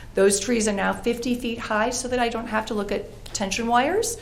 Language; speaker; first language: English; native; English